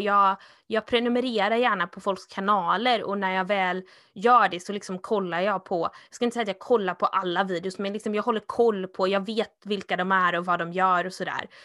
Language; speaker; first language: Swedish; native; Swedish